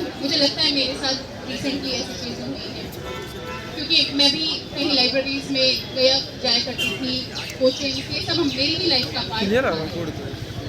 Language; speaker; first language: Hindi; native; Hindi